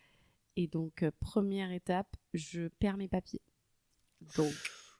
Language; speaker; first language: French; native; French